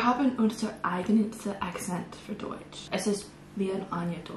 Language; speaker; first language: German; non-native, learner; English